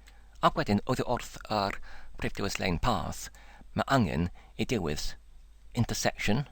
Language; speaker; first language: Welsh; non-native, learner; English